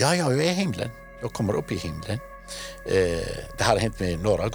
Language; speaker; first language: Swedish; non-native, fluent; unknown